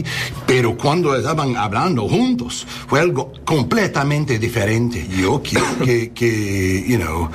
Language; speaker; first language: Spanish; non-native, learner; English